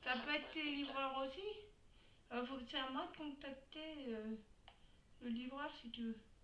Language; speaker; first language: French; native; French